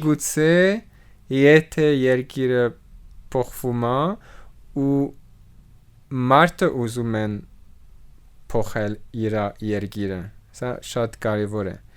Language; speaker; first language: Armenian; non-native, learner; French